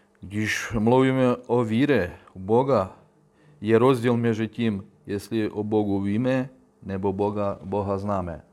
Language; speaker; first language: Czech; non-native, learner; Russian